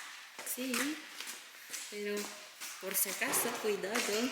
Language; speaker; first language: Spanish; non-native, fluent; Filipino